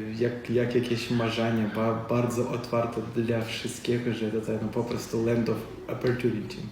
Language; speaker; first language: Polish; non-native, learner; Ukrainian